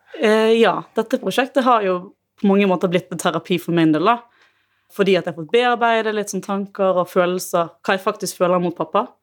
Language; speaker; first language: Norwegian; native; Norwegian